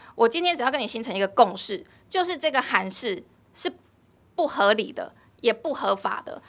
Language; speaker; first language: Chinese; native; Chinese